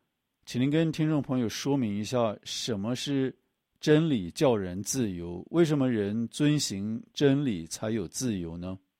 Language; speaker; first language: Chinese; native; Chinese